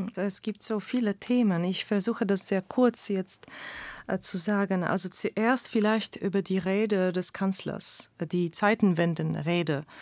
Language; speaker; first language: German; non-native, fluent; Polish